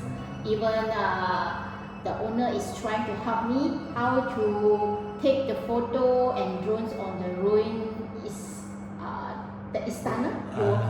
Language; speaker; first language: English; non-native, learner; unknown